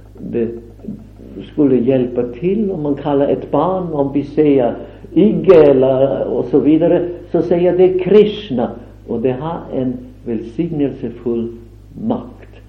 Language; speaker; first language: Swedish; non-native, fluent; German